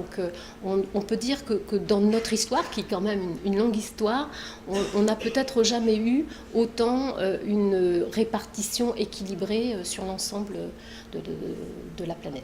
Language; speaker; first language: French; native; French